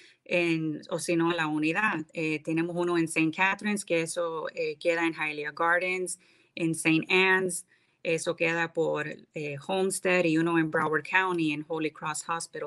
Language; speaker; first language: Spanish; early bilingual, heritage; English